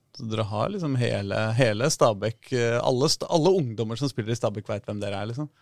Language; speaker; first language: Norwegian; native; Norwegian